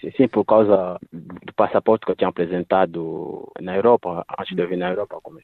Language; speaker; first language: Portuguese; early bilingual, other home language; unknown